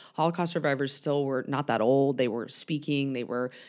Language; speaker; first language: English; native; English